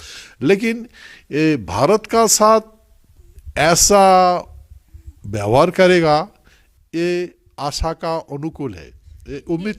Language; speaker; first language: Hindi; non-native, local second language; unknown